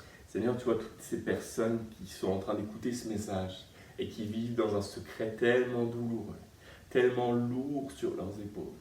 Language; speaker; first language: French; native; French